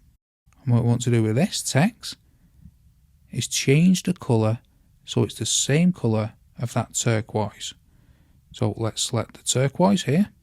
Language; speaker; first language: English; native; English